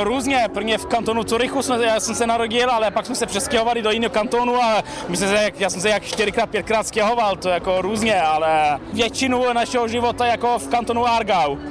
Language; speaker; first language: Czech; early bilingual, heritage; Czech